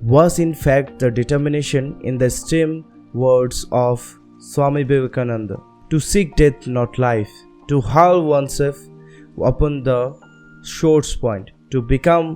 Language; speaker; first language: English; non-native, local second language; Bangla